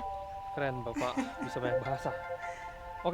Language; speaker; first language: Indonesian; native; Indonesian